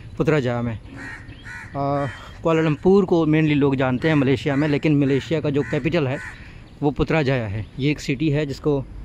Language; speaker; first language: Urdu; non-native, local second language; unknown